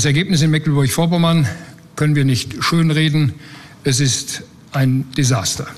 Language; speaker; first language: German; native; German